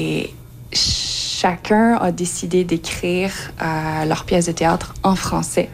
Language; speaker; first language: French; native; French